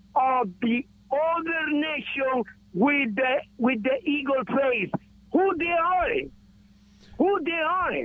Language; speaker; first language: English; non-native, learner; Spanish